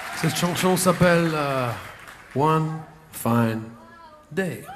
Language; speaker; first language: French; non-native, fluent; English